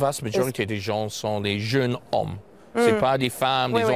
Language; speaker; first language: French; non-native, learner; English